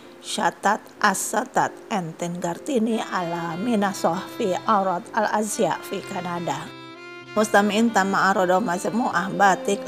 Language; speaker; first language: Arabic; non-native, learner; Indonesian